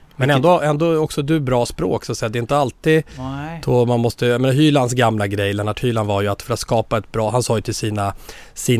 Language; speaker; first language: Swedish; native; Swedish